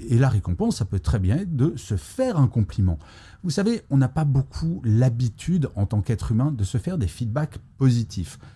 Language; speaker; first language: French; native; French